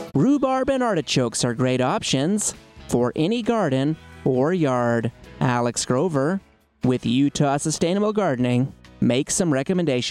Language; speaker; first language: English; native; English